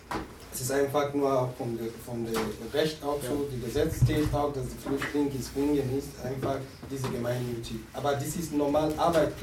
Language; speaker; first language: German; non-native, learner; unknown